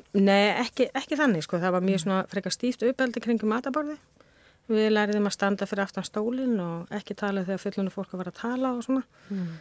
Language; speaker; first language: Icelandic; non-native, fluent; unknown